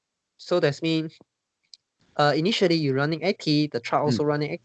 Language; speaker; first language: English; non-native, learner; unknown